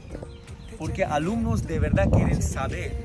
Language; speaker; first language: Spanish; non-native, fluent; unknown